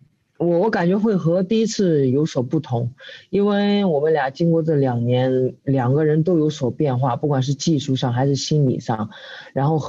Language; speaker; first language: Chinese; native; Chinese